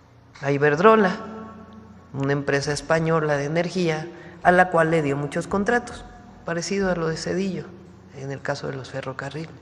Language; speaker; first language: Spanish; native; Spanish